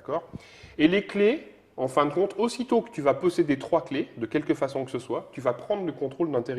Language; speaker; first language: French; native; French